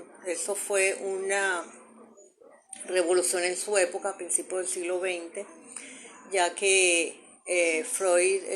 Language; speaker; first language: Spanish; native; Spanish